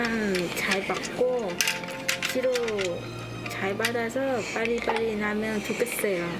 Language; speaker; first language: Korean; non-native, learner; Vietnamese